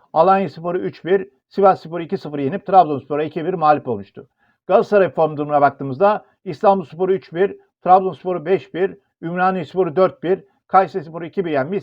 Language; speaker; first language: Turkish; native; Turkish